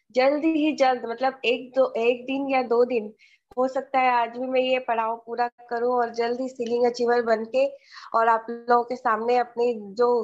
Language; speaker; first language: Hindi; native; Hindi